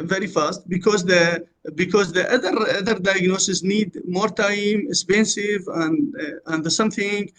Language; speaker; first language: English; non-native, learner; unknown